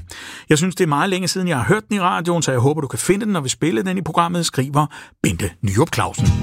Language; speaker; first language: Danish; native; Danish